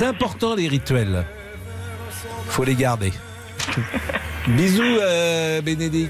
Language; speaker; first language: French; native; French